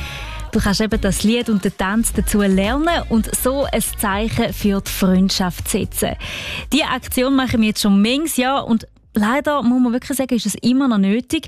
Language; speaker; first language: German; native; German